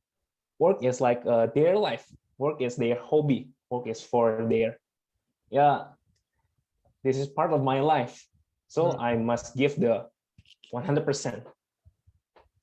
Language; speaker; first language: English; non-native, fluent; Indonesian